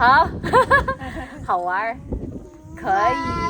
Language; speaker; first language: Chinese; non-native, learner; Filipino